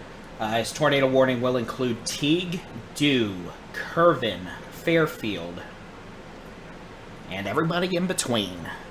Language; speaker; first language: English; native; English